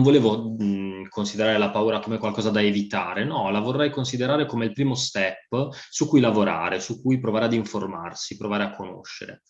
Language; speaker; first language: Italian; native; Italian